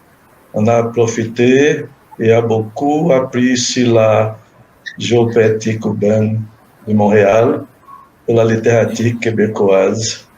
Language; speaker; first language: French; non-native, fluent; Portuguese